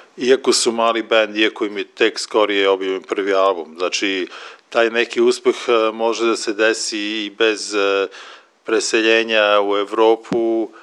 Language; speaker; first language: Serbian; native; Serbian